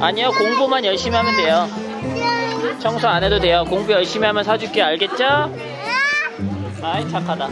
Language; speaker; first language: Korean; native; Korean